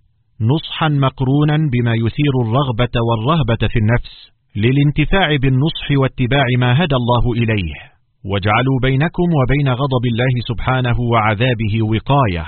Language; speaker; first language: Arabic; native; Arabic